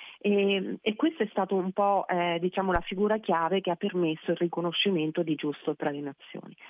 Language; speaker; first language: Italian; native; Italian